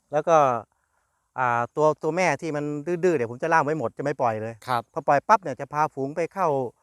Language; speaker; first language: Thai; native; Thai